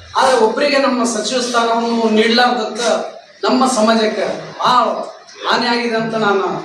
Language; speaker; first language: Kannada; non-native, local second language; Lambadi